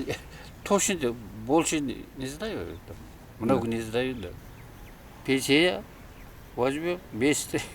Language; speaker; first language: Russian; non-native, local second language; Kara-Kalpak